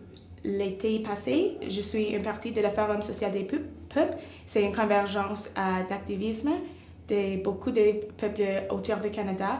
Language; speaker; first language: French; non-native, local second language; English